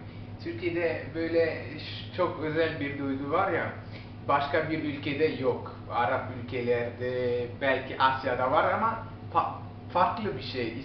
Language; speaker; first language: Turkish; non-native, learner; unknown